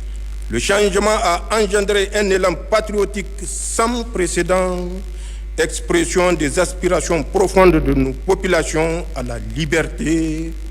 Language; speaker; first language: French; non-native, local second language; Hausa